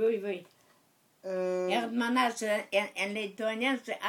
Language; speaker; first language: French; non-native, fluent; Yiddish